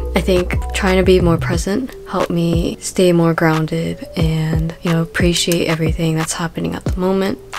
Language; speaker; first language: English; early bilingual, other home language; Japanese